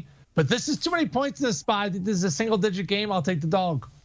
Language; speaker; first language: English; native; English